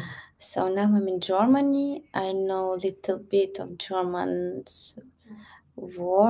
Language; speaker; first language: English; non-native, learner; Russian